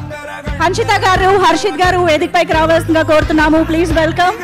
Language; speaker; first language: Telugu; native; Telugu